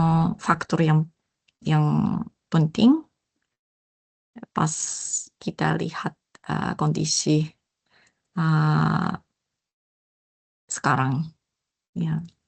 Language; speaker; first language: Indonesian; non-native, learner; Japanese